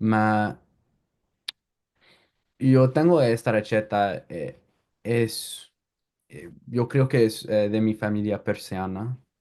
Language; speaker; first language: Spanish; non-native, learner; English